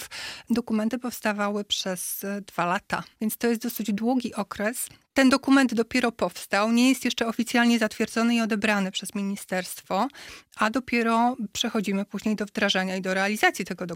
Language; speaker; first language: Polish; native; Polish